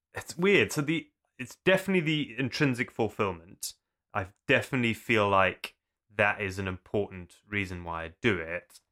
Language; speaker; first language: English; native; English